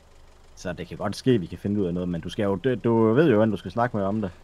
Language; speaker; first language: Danish; native; Danish